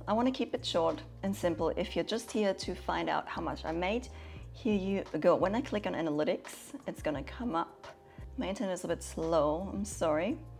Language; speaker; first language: English; non-native, fluent; German